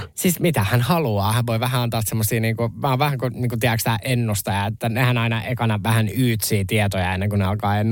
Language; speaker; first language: Finnish; native; Finnish